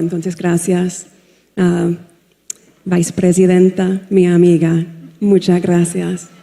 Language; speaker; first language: Spanish; non-native, fluent; English